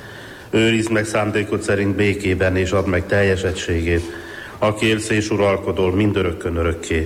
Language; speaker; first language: Hungarian; native; Hungarian